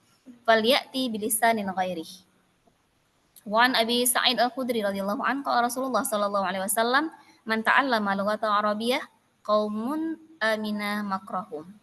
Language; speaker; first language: Arabic; non-native, learner; Indonesian